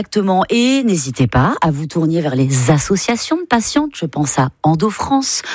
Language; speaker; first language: French; native; French